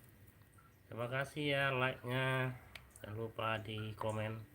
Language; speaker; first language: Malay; non-native, local second language; Minangkabau